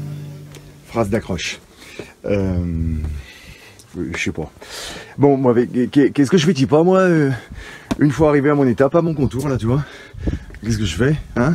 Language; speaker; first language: French; native; French